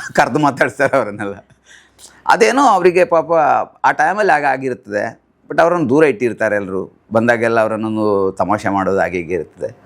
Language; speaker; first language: Kannada; non-native, local second language; Tulu